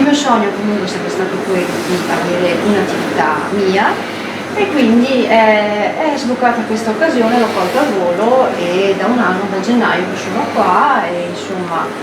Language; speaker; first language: Italian; native; Italian